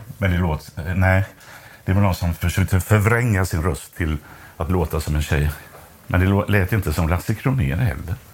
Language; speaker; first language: Swedish; native; Swedish